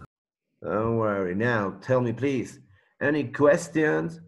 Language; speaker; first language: English; non-native, learner; Spanish